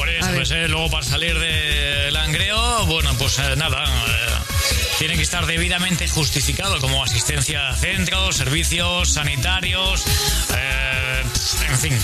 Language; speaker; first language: Spanish; native; Spanish